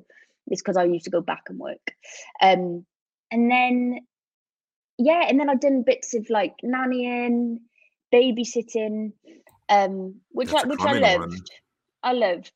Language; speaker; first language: English; native; English